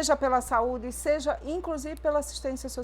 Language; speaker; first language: Portuguese; native; Portuguese